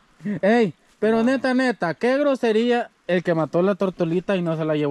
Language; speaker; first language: Spanish; native; Spanish